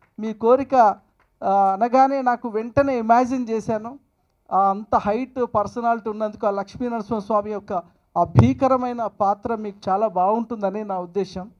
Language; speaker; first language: Telugu; native; Telugu